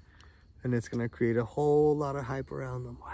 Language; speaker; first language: English; native; English